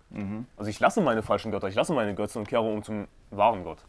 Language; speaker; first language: German; native; German